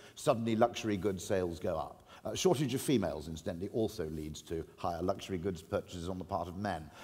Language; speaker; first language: English; native; English